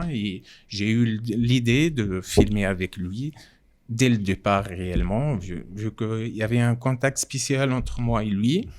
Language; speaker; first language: French; non-native, local second language; Arabic